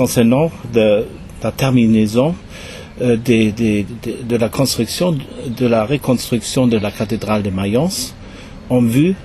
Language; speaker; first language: French; non-native, fluent; German